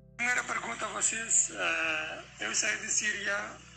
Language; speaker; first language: Portuguese; non-native, learner; Kurdish